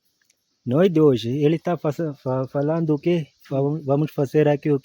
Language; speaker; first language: Portuguese; non-native, learner; Malayalam